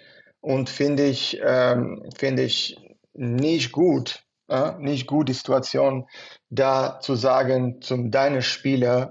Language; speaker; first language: German; non-native, fluent; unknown